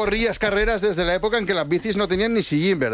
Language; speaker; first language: Spanish; native; Spanish